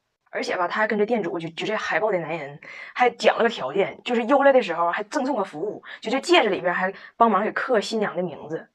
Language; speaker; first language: Chinese; native; Chinese